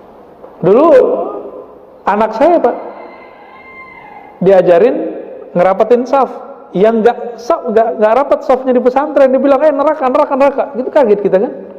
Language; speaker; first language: Indonesian; native; Indonesian